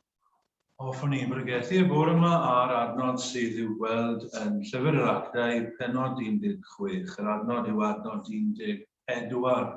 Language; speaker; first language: Welsh; native; Welsh